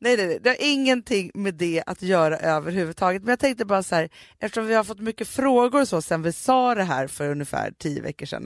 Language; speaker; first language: Swedish; native; Swedish